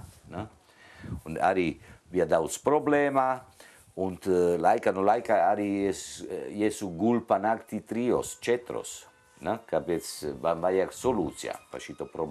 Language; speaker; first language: Latvian; non-native, learner; Italian